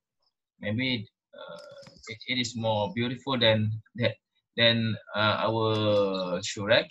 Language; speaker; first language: English; non-native, local second language; Malay